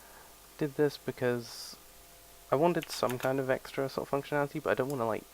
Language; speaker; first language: English; native; English